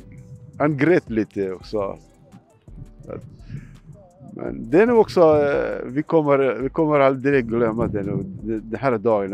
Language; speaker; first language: Swedish; non-native, learner; Persian